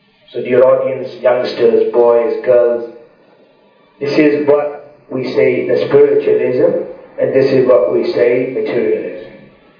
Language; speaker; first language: English; non-native, local second language; Urdu